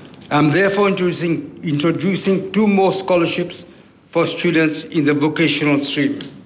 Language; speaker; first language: English; non-native, local second language; Morisyen